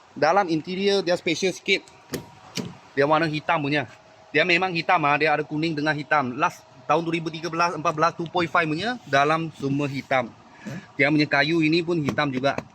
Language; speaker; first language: Malay; non-native, fluent; Chinese